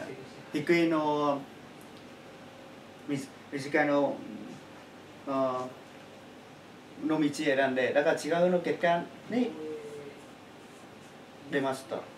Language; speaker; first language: Japanese; non-native, learner; Chinese